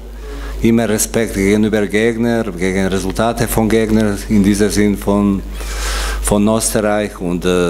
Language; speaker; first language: German; non-native, fluent; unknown